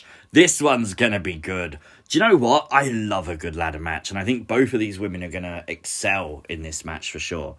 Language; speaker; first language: English; native; English